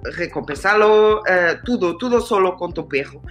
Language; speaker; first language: Spanish; non-native, learner; Portuguese